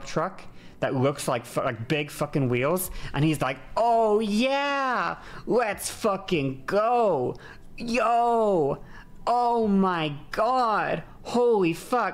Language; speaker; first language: English; native; English